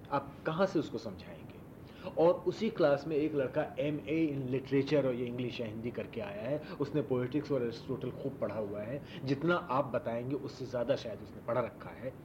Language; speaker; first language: Hindi; non-native, local second language; Marwari